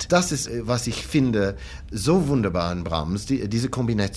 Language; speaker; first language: German; non-native, learner; English